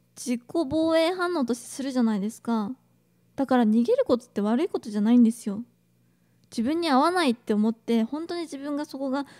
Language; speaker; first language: Japanese; native; Japanese